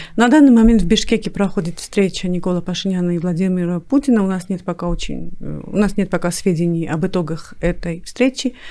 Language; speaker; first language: Russian; non-native, local second language; Armenian